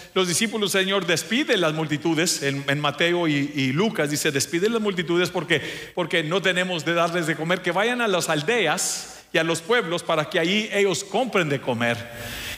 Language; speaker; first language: Spanish; early bilingual, heritage; Spanish